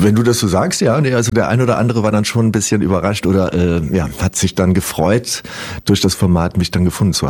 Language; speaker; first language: German; native; German